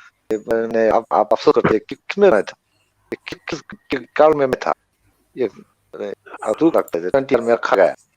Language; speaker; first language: Hindi; non-native, learner; Bangla